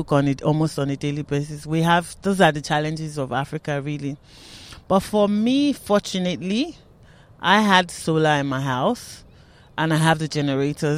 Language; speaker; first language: English; non-native, local second language; Yoruba